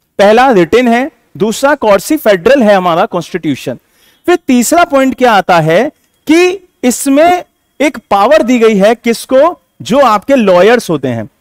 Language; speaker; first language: Hindi; native; Hindi